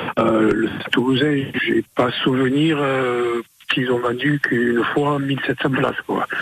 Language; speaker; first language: French; native; French